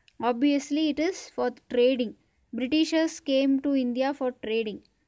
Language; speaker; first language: English; non-native, local second language; Tamil